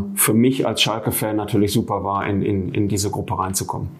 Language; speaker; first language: German; native; German